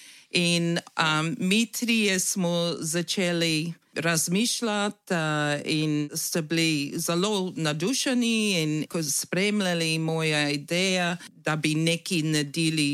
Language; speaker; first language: Slovenian; early bilingual, heritage; English